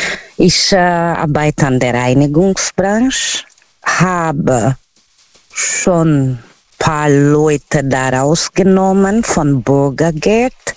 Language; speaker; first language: German; non-native, learner; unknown